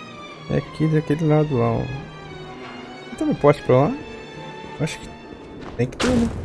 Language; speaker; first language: Portuguese; native; Portuguese